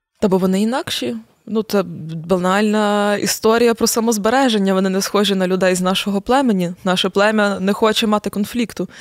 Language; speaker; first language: Ukrainian; native; Ukrainian